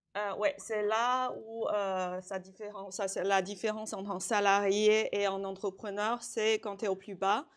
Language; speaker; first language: French; non-native, fluent; Chinese